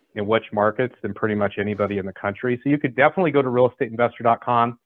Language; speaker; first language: English; native; English